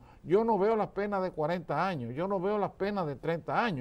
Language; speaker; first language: Spanish; native; Spanish